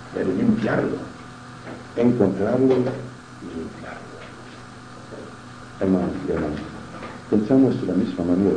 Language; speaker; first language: Spanish; non-native, fluent; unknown